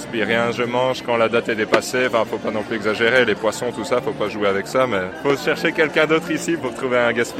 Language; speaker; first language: French; native; French